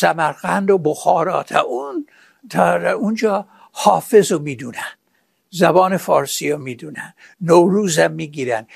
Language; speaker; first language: Persian; non-native, fluent; English